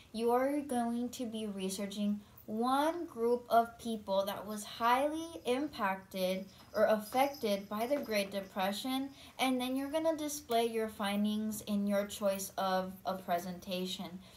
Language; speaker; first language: English; early bilingual, other home language; Spanish